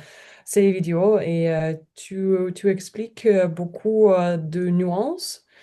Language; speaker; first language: French; non-native, learner; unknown